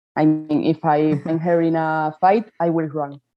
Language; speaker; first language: English; non-native, fluent; Spanish